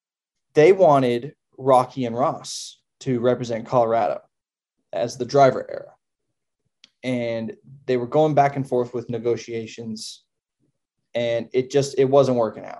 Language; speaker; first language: English; native; English